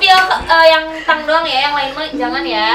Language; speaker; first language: Indonesian; native; Indonesian